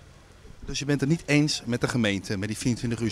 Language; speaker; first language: Dutch; native; Dutch